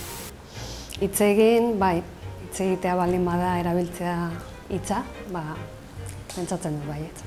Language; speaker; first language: Basque; non-native, local second language; Spanish